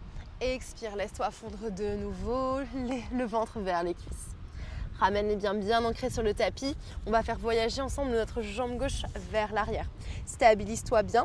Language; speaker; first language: French; native; French